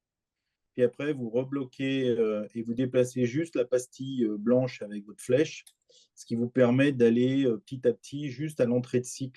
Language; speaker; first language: French; native; French